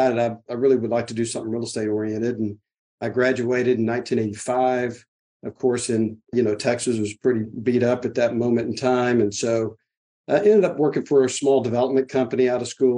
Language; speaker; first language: English; native; English